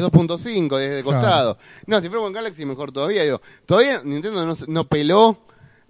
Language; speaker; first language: Spanish; native; Spanish